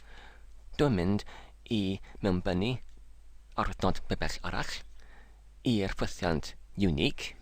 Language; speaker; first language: Welsh; non-native, learner; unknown